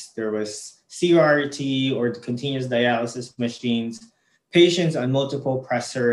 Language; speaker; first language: English; non-native, local second language; Filipino